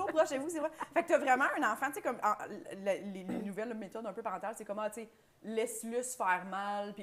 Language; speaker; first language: French; native; French